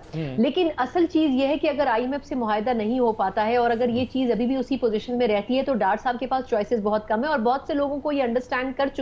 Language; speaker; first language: Urdu; native; Urdu